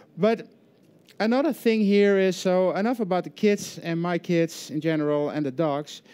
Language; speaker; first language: English; non-native, fluent; Dutch